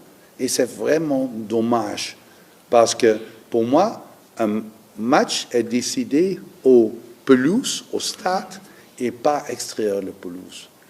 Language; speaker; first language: French; non-native, learner; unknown